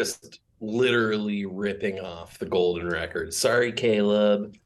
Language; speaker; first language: English; native; English